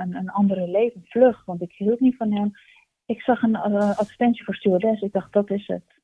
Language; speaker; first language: Dutch; early bilingual, other home language; Turkish